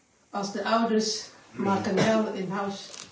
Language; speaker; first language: Dutch; non-native, learner; Indonesian